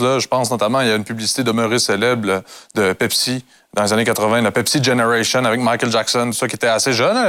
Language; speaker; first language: French; native; French